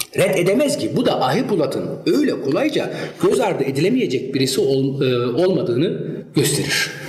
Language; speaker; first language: Turkish; early bilingual, heritage; Turkish